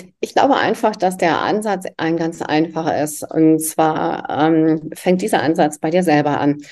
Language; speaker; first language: German; early bilingual, other home language; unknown